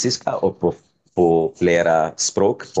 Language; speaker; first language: Swedish; non-native, learner; Spanish